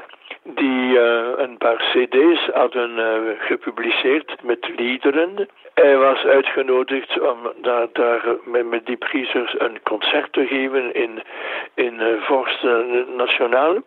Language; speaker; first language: Dutch; non-native, local second language; French